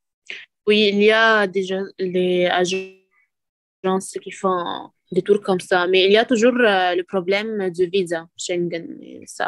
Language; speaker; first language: French; non-native, learner; Arabic